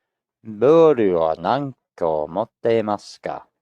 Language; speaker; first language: Japanese; non-native, learner; English